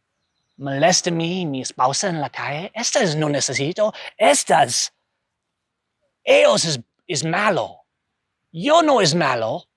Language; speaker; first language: Spanish; non-native, learner; English